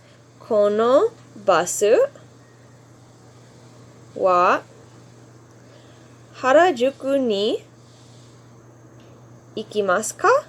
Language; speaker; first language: Japanese; non-native, fluent; English